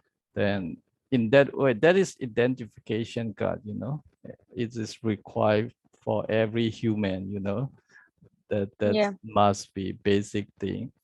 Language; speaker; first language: English; non-native, learner; Burmese